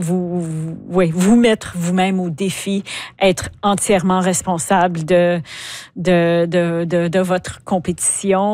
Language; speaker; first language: French; native; French